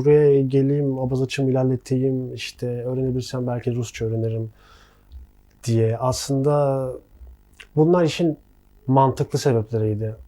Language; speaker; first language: Turkish; early bilingual, other home language; Abkhazian